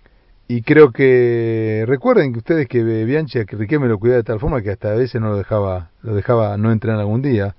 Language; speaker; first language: Spanish; native; Spanish